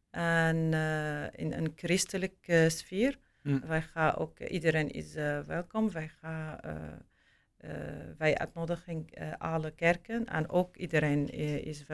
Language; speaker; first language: Dutch; non-native, learner; Arabic